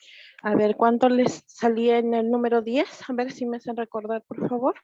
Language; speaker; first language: Spanish; native; Spanish